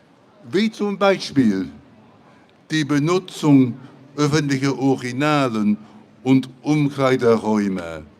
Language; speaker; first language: German; non-native, fluent; English